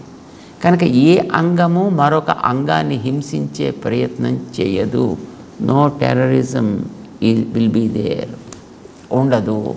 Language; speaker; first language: Telugu; native; Telugu